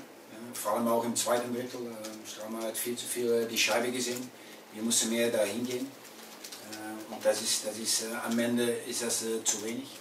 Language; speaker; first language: German; non-native, fluent; Dutch